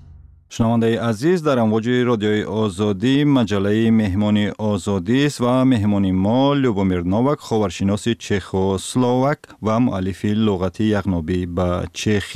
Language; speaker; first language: Tajik; native; Tajik